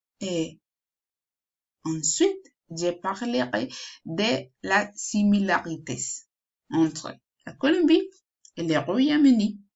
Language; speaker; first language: French; non-native, learner; Spanish